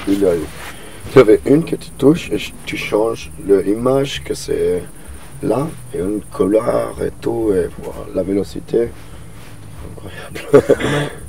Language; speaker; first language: French; non-native, learner; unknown